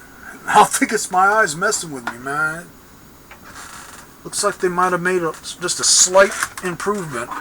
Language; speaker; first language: English; native; English